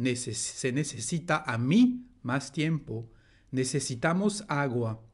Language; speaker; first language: Spanish; non-native, fluent; French